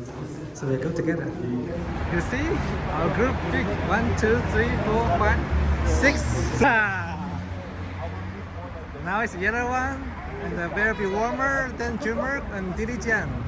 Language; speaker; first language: English; non-native, learner; Chinese